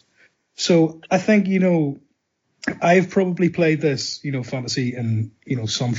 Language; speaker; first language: English; native; English